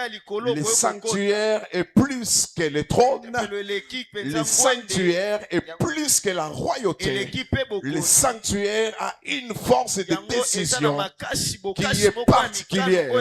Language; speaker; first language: French; non-native, local second language; Lingala